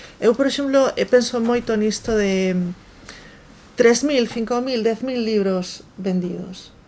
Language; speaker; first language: Galician; native; Galician